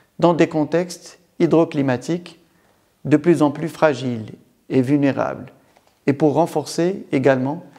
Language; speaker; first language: French; non-native, local second language; Arabic